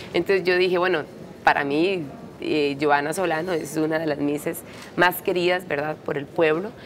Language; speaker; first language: Spanish; native; Spanish